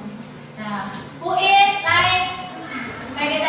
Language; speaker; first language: English; non-native, learner; Indonesian